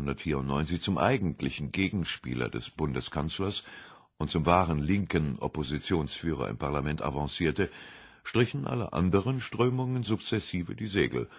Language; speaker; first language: German; native; German